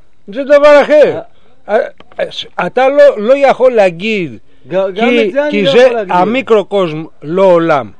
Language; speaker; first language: Hebrew; non-native, fluent; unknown